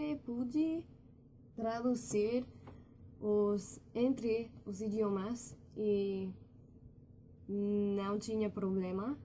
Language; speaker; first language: Portuguese; non-native, learner; English